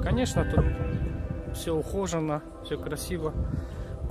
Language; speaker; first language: Russian; non-native, local second language; Kyrgyz